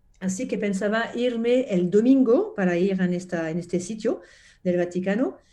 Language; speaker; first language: Spanish; non-native, fluent; French